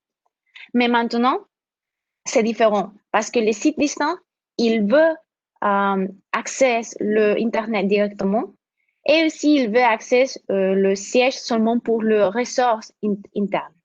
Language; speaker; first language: French; non-native, fluent; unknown